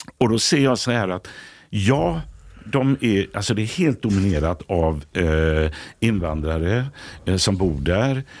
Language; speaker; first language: Swedish; native; Swedish